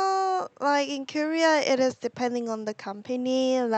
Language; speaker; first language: English; non-native, learner; Korean